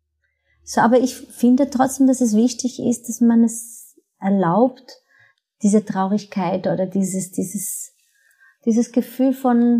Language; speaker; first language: German; non-native, fluent; Portuguese